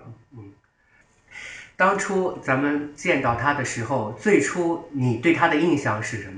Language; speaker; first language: Chinese; native; Chinese